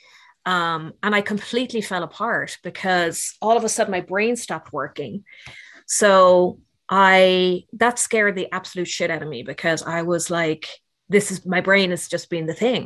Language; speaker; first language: English; native; English